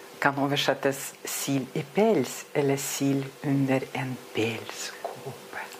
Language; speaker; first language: Norwegian; non-native, fluent; Russian